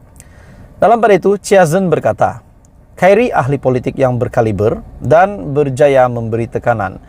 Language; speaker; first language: Malay; native; Malay